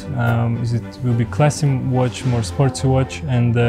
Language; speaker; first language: English; non-native, fluent; Georgian